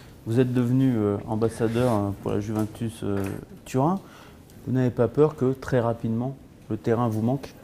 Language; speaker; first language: French; native; French